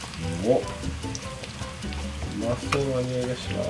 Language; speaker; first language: Japanese; native; Japanese